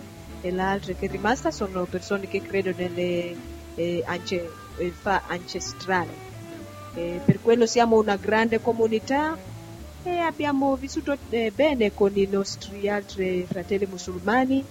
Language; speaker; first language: Italian; non-native, learner; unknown